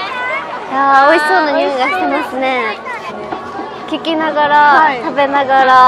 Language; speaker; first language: Japanese; native; Japanese